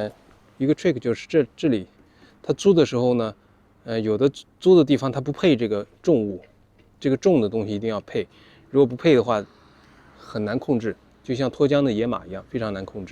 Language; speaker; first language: Chinese; native; Chinese